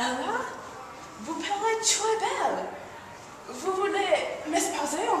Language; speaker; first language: French; non-native, learner; English